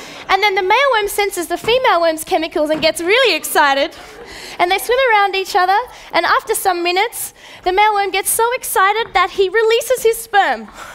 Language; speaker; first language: English; native; English